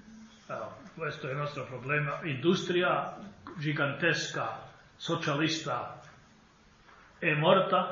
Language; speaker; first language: Italian; non-native, fluent; Croatian